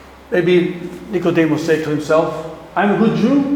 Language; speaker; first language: English; non-native, fluent; German